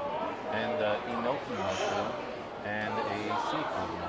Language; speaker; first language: English; native; English